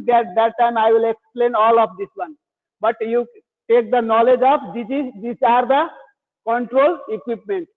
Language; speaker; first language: English; non-native, learner; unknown